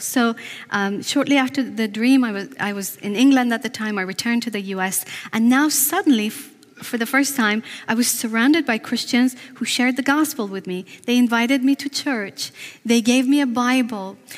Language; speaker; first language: English; non-native, fluent; Persian